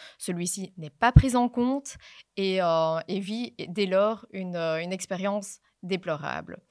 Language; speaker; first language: French; native; French